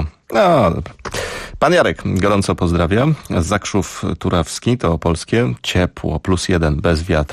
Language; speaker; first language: Polish; native; Polish